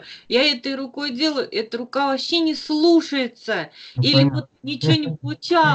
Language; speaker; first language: Russian; native; Russian